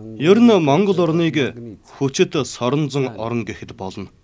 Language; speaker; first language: Mongolian; non-native, fluent; Persian